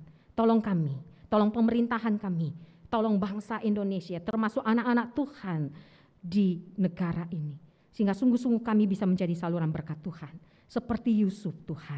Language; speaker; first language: Indonesian; native; Indonesian